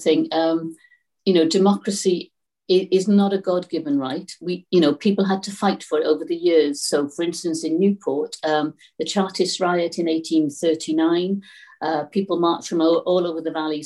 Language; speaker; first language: English; native; English